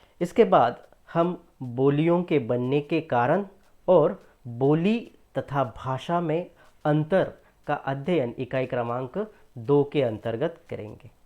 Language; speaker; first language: Hindi; non-native, local second language; Marathi